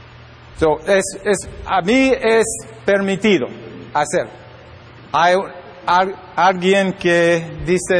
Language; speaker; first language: Spanish; non-native, learner; English